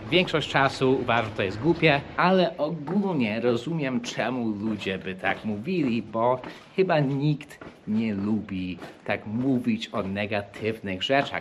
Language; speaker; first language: Polish; non-native, fluent; English